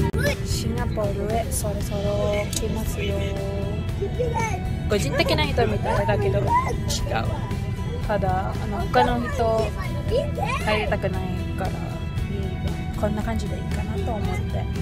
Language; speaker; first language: Japanese; non-native, learner; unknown